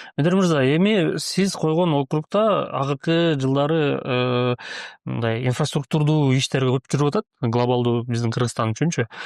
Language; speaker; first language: Kyrgyz; native; Kyrgyz